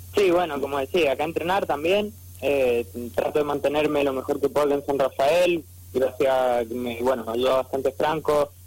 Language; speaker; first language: Spanish; native; Spanish